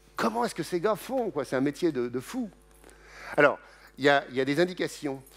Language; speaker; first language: French; native; French